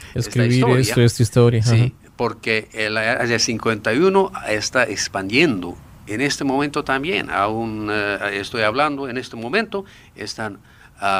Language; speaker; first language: Spanish; non-native, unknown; Japanese